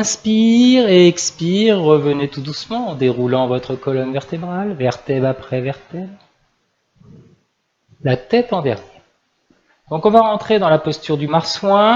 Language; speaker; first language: French; native; French